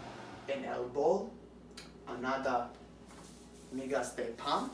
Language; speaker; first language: Spanish; non-native, learner; English